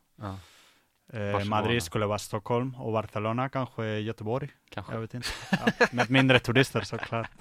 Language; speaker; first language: Swedish; non-native, fluent; Spanish